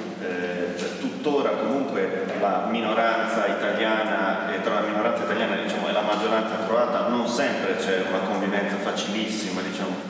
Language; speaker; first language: Italian; native; Italian